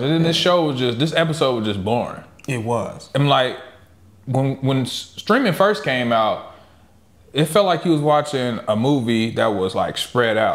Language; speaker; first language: English; native; English